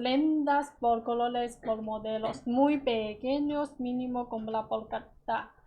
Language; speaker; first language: Spanish; non-native, learner; Chinese